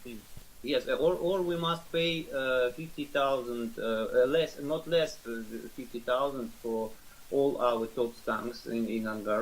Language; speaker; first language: English; non-native, learner; Russian